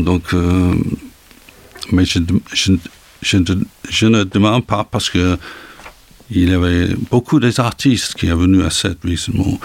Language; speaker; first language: French; non-native, learner; English